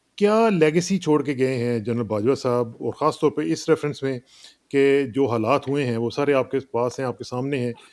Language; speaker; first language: Urdu; non-native, local second language; Punjabi